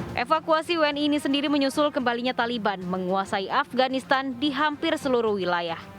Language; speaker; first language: Indonesian; native; Indonesian